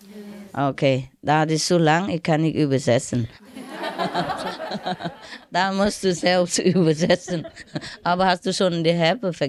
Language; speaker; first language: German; non-native, learner; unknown